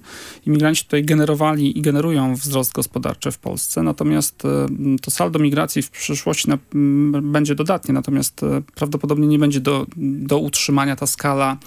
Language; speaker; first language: Polish; native; Polish